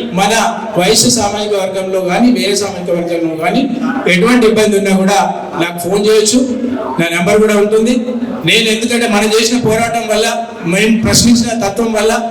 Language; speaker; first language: Telugu; native; Telugu